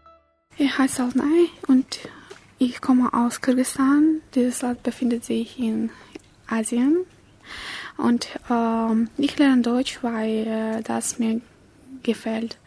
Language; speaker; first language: German; non-native, learner; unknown